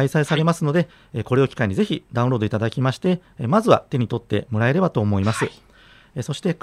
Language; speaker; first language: Japanese; native; Japanese